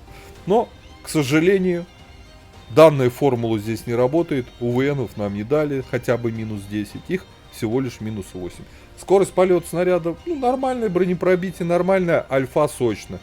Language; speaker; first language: Russian; native; Russian